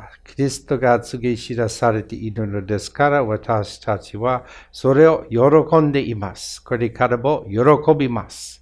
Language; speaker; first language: Japanese; non-native, fluent; English